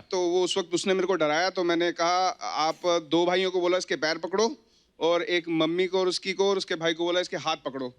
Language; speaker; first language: Hindi; native; Hindi